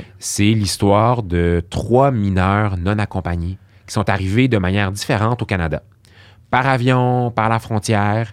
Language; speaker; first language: French; early bilingual, other home language; Arabic